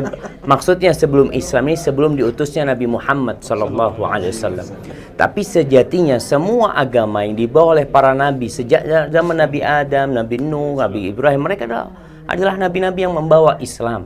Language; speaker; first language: Indonesian; native; Indonesian